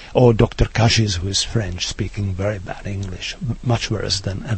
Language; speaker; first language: English; non-native, fluent; Czech